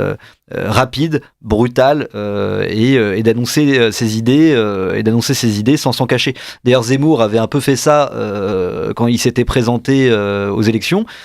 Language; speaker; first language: French; native; French